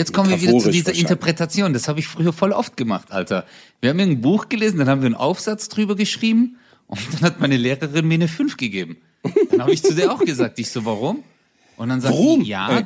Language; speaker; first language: German; early bilingual, other home language; Turkish